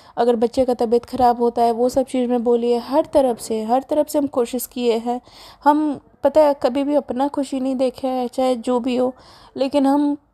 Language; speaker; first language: Hindi; native; Hindi